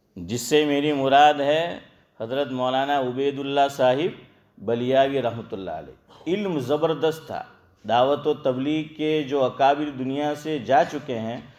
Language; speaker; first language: Hindi; non-native, local second language; Gujarati